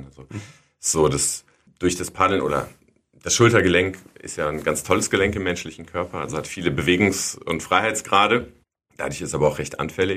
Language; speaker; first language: German; native; German